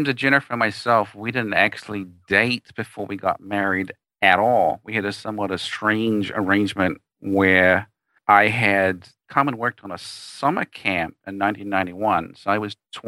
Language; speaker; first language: English; native; English